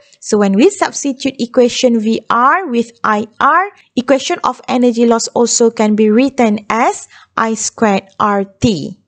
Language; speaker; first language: English; non-native, local second language; Malay